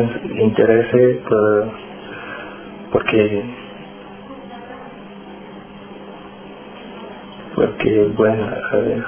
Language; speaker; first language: Spanish; non-native, learner; Wolof